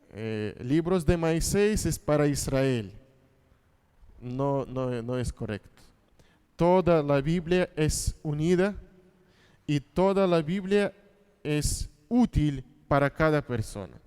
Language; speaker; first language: Spanish; non-native, fluent; Russian